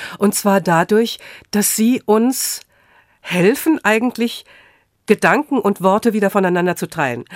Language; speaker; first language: German; native; German